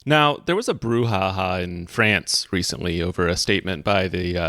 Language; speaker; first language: English; native; English